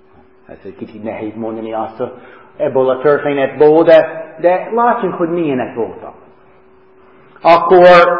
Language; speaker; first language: Hungarian; non-native, fluent; English